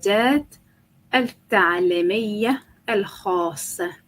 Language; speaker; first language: Arabic; non-native, fluent; English